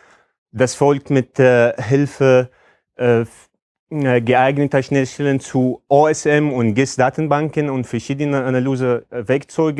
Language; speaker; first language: German; non-native, fluent; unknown